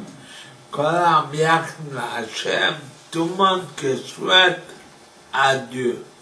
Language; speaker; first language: French; non-native, fluent; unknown